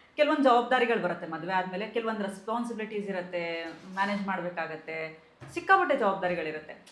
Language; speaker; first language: Kannada; native; Kannada